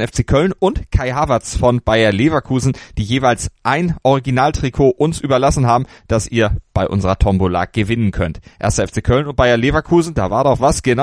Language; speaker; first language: German; native; German